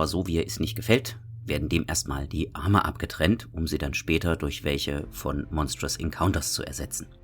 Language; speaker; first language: German; native; German